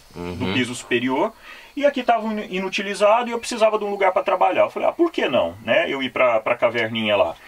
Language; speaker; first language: Portuguese; native; Portuguese